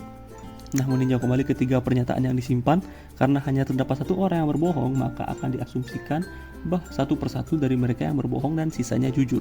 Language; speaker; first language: Indonesian; native; Indonesian